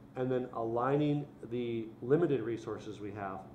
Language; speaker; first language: English; native; English